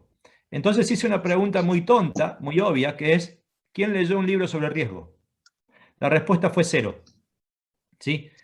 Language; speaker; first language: Spanish; native; Spanish